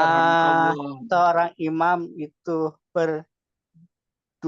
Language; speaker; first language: Indonesian; native; Indonesian